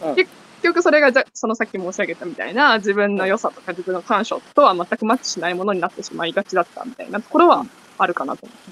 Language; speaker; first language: Japanese; native; Japanese